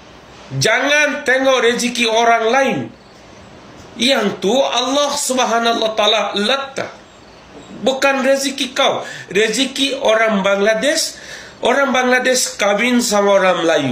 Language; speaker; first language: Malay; non-native, fluent; Bangla